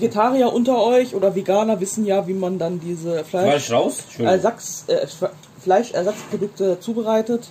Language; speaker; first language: German; native; German